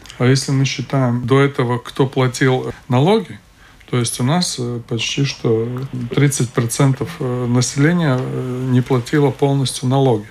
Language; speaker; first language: Russian; non-native, local second language; Latvian